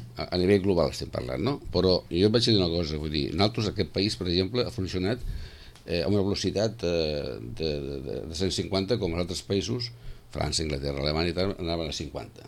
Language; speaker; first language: Catalan; native; Catalan